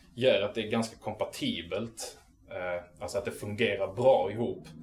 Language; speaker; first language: Swedish; native; Swedish